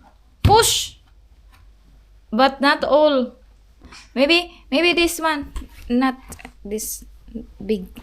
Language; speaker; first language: English; non-native, local second language; Cebuano